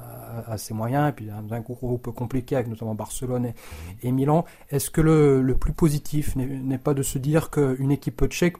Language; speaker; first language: French; native; French